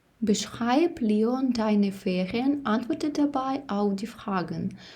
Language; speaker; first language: German; non-native, fluent; Ukrainian